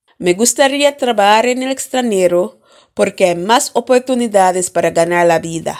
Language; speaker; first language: Spanish; non-native, fluent; English